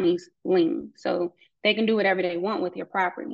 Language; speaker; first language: English; native; English